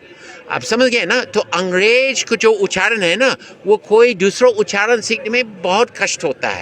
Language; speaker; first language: Hindi; non-native, fluent; English